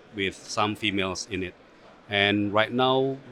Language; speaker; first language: English; non-native, fluent; Indonesian